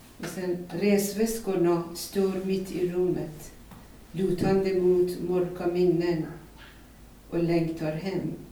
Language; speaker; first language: Swedish; non-native, fluent; Persian